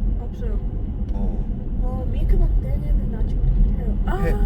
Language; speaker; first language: Korean; early bilingual, heritage; English